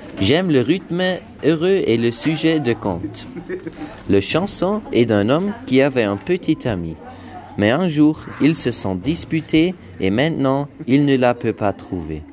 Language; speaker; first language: French; non-native, learner; German